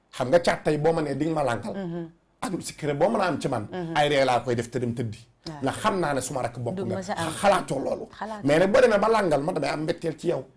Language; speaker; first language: Wolof; native; Wolof